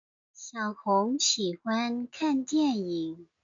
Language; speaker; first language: Chinese; non-native, fluent; Burmese